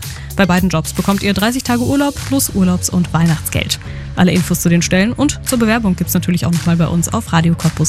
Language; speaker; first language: German; native; German